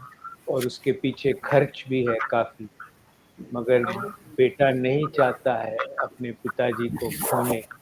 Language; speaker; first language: Hindi; non-native, local second language; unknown